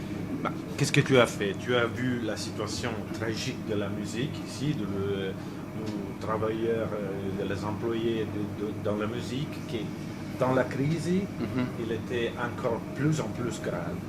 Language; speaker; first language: French; non-native, fluent; Italian